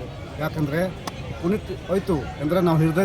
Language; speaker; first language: Kannada; non-native, local second language; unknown